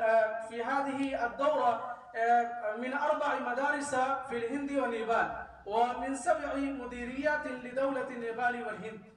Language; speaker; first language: Arabic; non-native, fluent; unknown